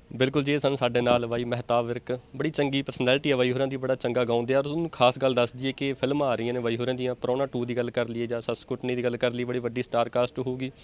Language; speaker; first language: Punjabi; native; Punjabi